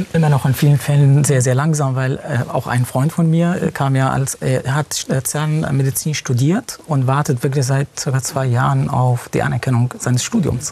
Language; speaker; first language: German; non-native, fluent; Arabic